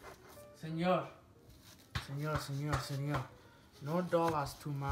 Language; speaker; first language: Spanish; non-native, learner; English